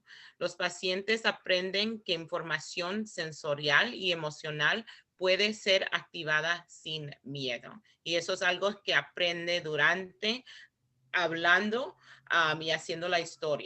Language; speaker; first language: Spanish; early bilingual, heritage; Spanish